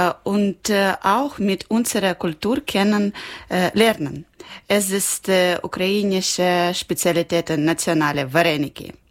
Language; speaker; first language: German; non-native, learner; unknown